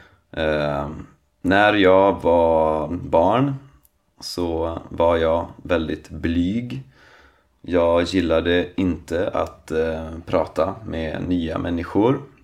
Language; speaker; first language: Swedish; native; Swedish